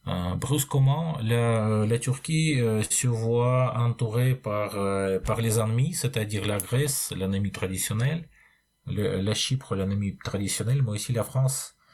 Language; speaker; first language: French; non-native, fluent; Russian